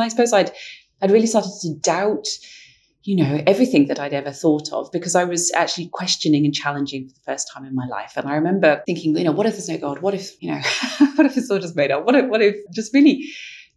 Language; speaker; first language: English; native; English